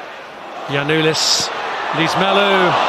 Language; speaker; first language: English; native; English